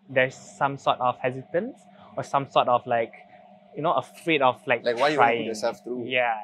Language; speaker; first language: English; non-native, local second language; Malay